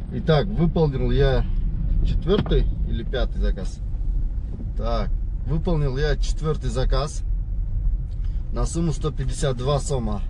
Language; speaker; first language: Russian; non-native, local second language; Kyrgyz